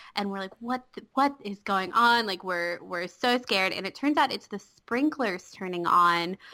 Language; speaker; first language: English; native; English